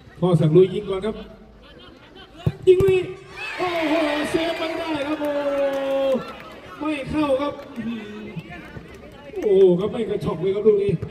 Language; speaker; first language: Thai; native; Thai